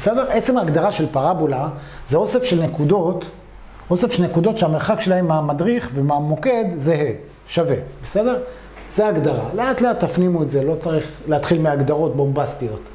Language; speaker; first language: Hebrew; native; Hebrew